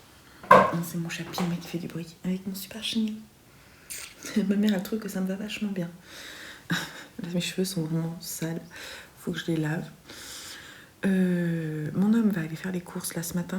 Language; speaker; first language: French; native; French